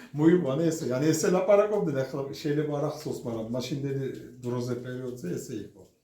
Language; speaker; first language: Georgian; early bilingual, heritage; French